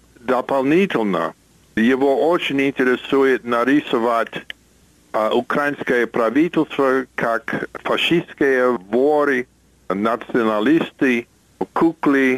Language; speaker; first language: Russian; non-native, fluent; English